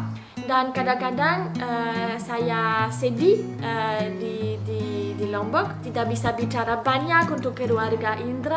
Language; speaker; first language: Indonesian; non-native, learner; English